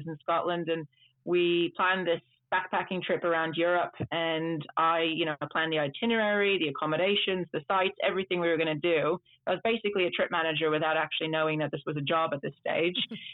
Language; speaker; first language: English; early bilingual, other home language; Dutch